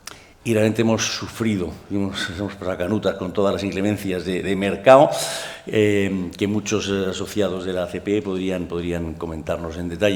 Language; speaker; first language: Spanish; native; Spanish